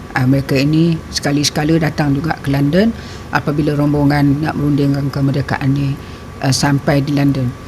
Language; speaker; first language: Malay; native; Malay